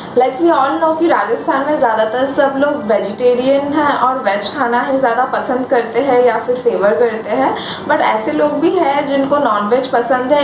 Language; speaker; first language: Hindi; non-native, local second language; Bangla